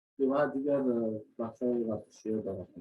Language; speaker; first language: Persian; native; Persian